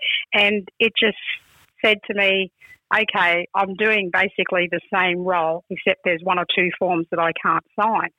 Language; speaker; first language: English; native; English